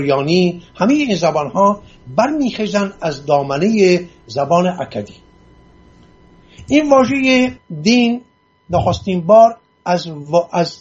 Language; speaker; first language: Persian; non-native, local second language; Assyrian Neo-Aramaic